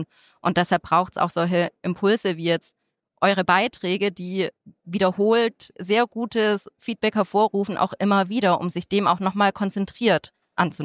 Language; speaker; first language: German; native; German